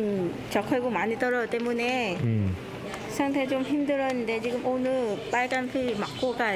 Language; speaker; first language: Korean; non-native, learner; Vietnamese